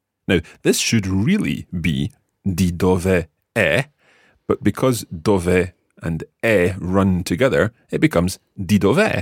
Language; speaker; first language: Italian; non-native, fluent; English